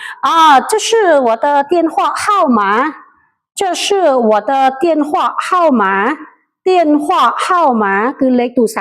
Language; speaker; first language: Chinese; non-native, fluent; Khmer